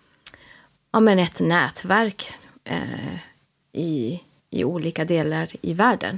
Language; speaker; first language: Swedish; native; Swedish